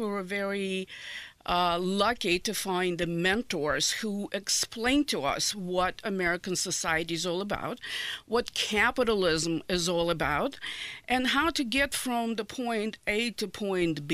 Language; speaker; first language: English; non-native, fluent; Ukrainian